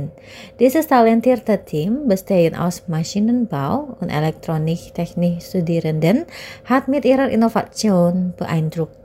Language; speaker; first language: German; non-native, fluent; Indonesian